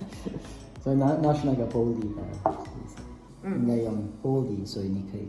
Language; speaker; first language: Chinese; non-native, learner; English